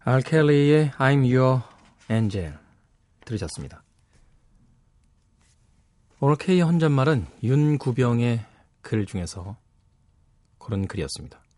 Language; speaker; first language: Korean; native; Korean